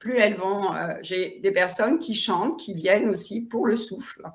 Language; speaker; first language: French; native; French